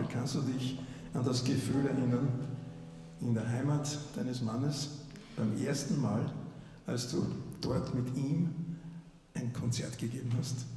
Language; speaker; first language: German; native; German